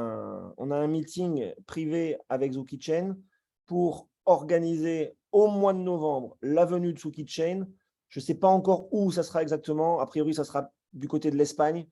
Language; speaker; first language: French; native; French